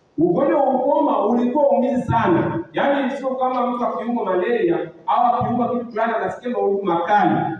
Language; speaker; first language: Swahili; non-native, local second language; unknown